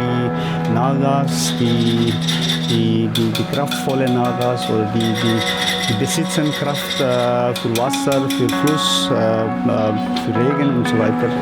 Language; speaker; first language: German; non-native, fluent; Tibetan